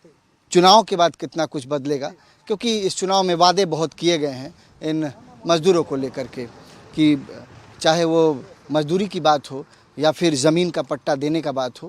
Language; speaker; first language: Hindi; native; Hindi